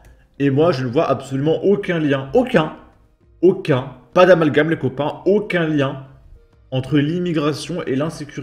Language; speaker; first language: French; native; French